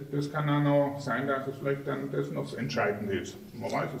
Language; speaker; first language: German; native; German